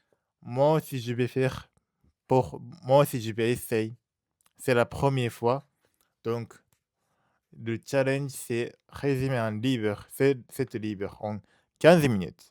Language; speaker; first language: French; non-native, learner; Japanese